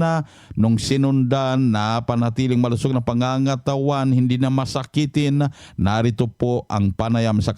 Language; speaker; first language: Filipino; native; Filipino